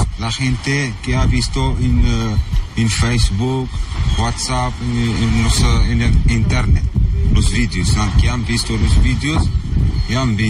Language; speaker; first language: Spanish; non-native, learner; Arabic